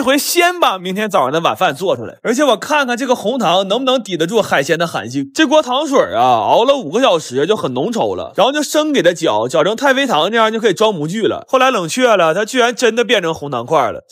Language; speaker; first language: Chinese; native; Chinese